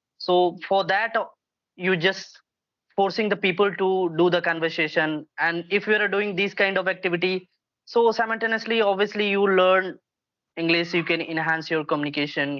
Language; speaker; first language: English; non-native, local second language; Hindi